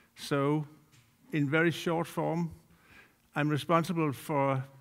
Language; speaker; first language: English; non-native, fluent; Danish